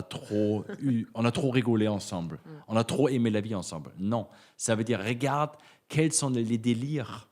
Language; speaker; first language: French; native; French